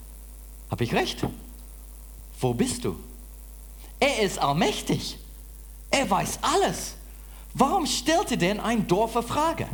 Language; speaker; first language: German; non-native, fluent; English